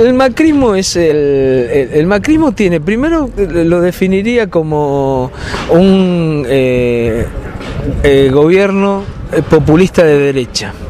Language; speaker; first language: Spanish; native; Spanish